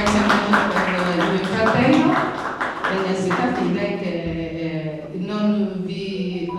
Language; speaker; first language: Italian; non-native, learner; Albanian